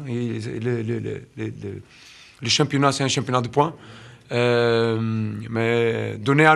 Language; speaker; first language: French; non-native, fluent; Portuguese